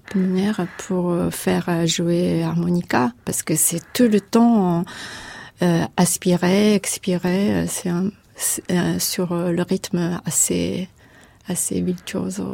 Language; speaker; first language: French; non-native, fluent; Japanese